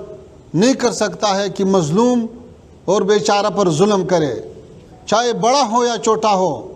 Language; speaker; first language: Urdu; non-native, fluent; Pashto